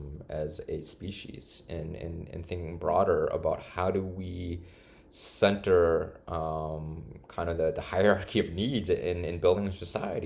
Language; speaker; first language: English; native; English